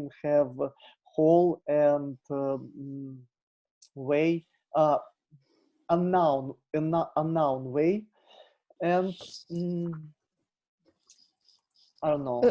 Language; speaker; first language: English; non-native, learner; Russian